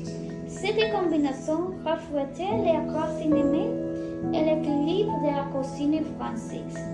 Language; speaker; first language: French; non-native, learner; Spanish